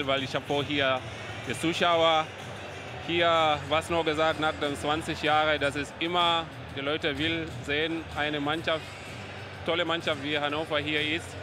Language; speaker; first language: German; non-native, learner; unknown